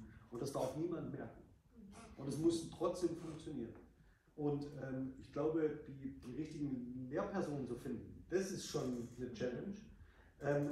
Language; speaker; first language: German; native; German